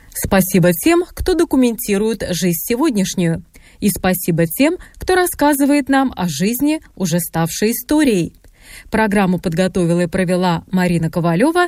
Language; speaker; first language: Russian; native; Russian